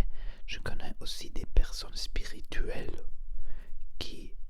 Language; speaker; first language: French; non-native, learner; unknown